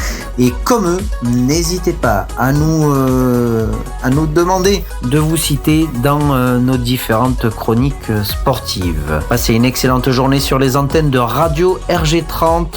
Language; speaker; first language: French; native; French